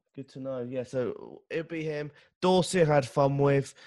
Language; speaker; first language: English; native; English